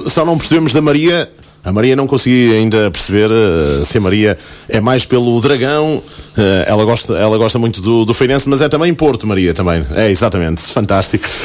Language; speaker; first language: Portuguese; native; Portuguese